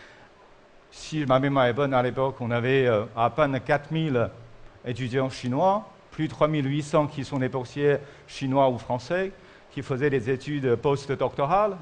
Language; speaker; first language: French; non-native, fluent; Chinese